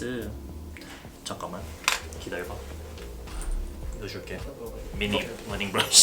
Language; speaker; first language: Korean; early bilingual, heritage; Korean